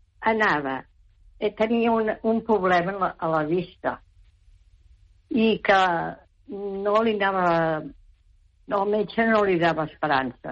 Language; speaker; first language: Catalan; native; Catalan